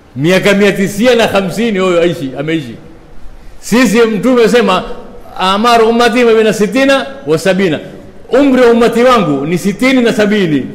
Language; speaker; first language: Swahili; native; Swahili